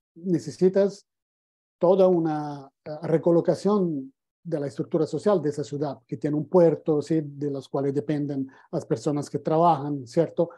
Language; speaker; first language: Spanish; non-native, fluent; Italian